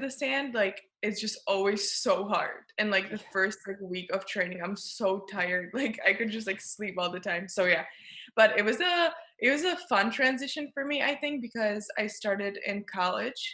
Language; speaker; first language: English; non-native, fluent; Czech